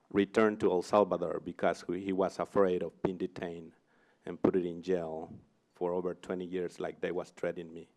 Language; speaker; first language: English; non-native, fluent; Spanish